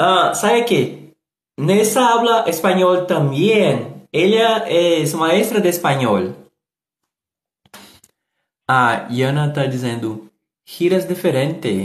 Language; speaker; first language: Spanish; non-native, learner; Portuguese